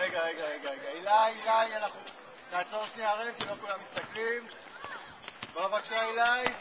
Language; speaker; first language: Hebrew; native; Hebrew